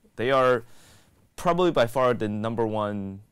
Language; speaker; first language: English; native; English